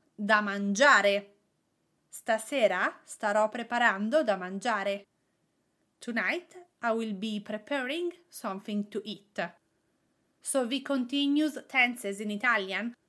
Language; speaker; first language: English; non-native, fluent; Italian